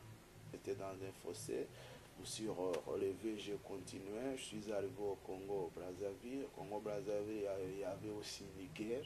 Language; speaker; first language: French; non-native, fluent; Kinyarwanda